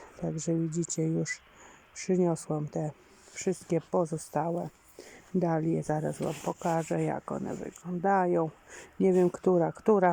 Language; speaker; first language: Polish; native; Polish